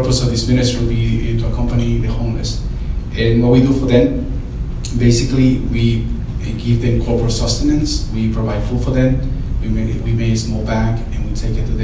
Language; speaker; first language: English; non-native, fluent; Spanish